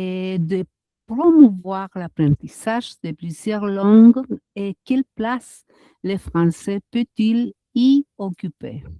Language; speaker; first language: French; non-native, fluent; Spanish